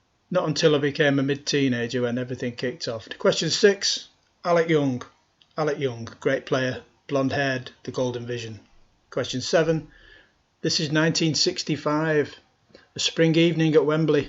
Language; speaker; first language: English; native; English